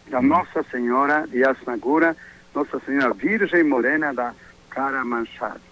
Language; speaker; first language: Portuguese; non-native, fluent; Polish